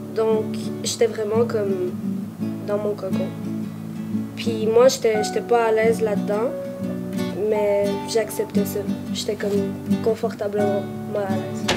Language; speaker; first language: French; early bilingual, other home language; Spanish